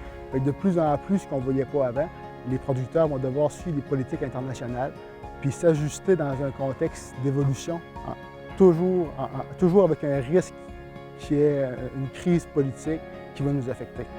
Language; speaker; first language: French; native; French